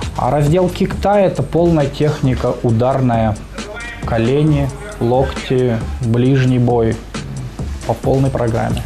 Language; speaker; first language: Russian; native; Russian